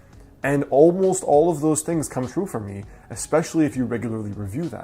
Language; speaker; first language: English; native; English